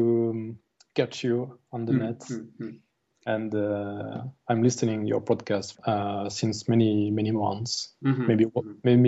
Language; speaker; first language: English; non-native, learner; German